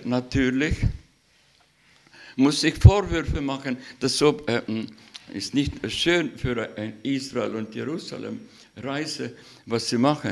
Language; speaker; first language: German; non-native, learner; Russian